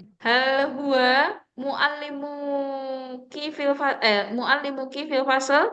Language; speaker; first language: Arabic; non-native, learner; Indonesian